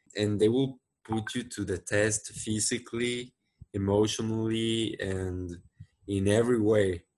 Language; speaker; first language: English; non-native, fluent; Spanish